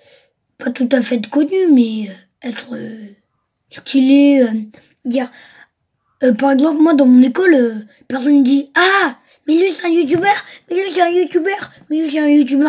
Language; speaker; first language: French; early bilingual, other home language; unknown